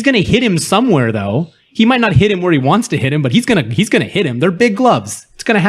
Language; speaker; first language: English; native; English